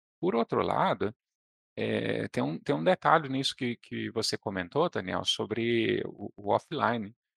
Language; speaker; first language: Portuguese; native; Portuguese